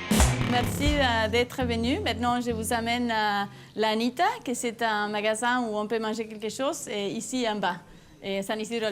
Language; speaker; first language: French; non-native, fluent; Spanish